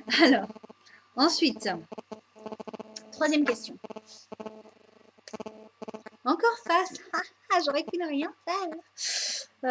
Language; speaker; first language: French; native; French